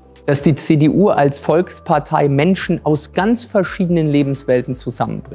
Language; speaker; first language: German; native; German